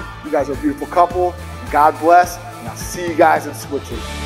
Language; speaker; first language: English; native; English